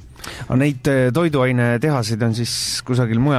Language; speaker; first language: Estonian; native; Estonian